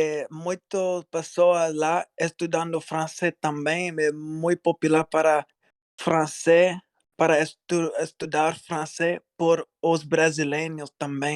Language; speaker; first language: Portuguese; non-native, learner; English